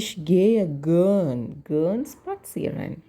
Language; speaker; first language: German; non-native, learner; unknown